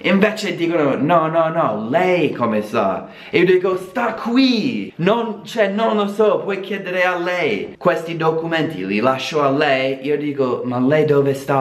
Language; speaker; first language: Italian; non-native, fluent; English